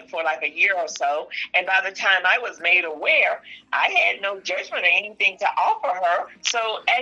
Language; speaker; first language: English; native; English